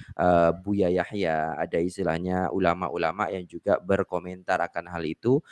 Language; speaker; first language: Malay; non-native, fluent; Indonesian